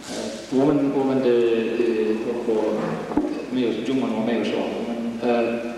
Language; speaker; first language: Chinese; non-native, learner; English